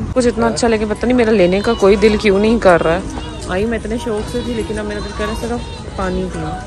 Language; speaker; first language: Urdu; native; Urdu